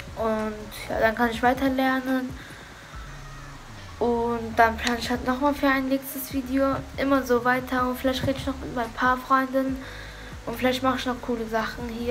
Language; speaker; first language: German; early bilingual, other home language; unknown